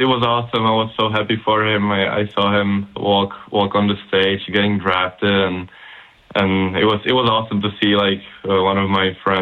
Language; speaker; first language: English; non-native, fluent; Czech